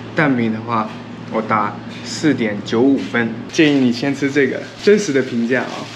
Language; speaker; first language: Chinese; non-native, fluent; Korean